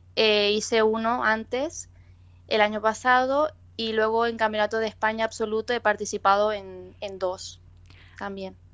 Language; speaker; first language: Spanish; native; Spanish